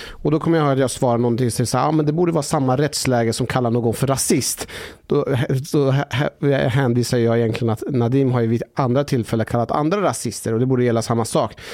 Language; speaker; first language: Swedish; early bilingual, other home language; Persian